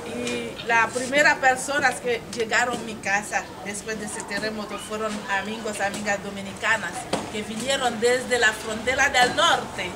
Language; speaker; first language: Spanish; non-native, fluent; Haitian Creole